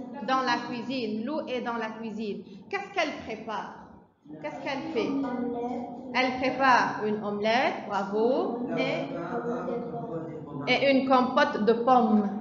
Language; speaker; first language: French; non-native, fluent; Arabic